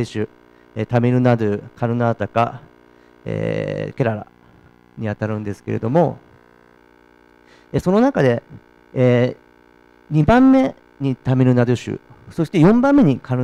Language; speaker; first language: Japanese; native; Japanese